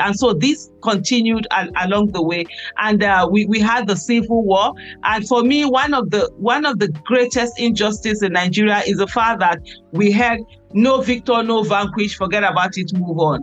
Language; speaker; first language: English; non-native, local second language; Hausa